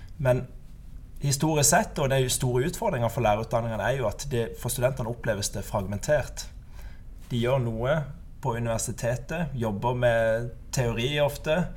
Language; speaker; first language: Norwegian; native; Norwegian